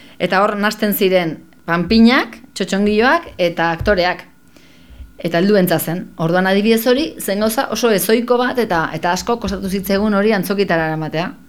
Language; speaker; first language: Basque; native; Basque